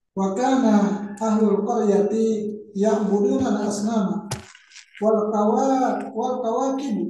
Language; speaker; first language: Arabic; non-native, learner; Indonesian